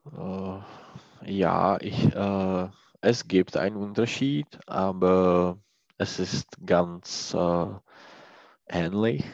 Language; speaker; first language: German; non-native, learner; Czech